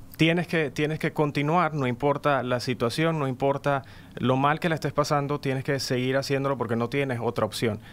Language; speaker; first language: Spanish; native; Spanish